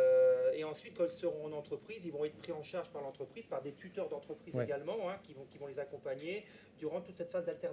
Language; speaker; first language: French; native; French